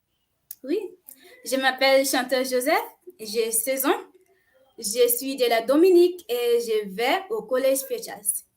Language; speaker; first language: French; non-native, learner; English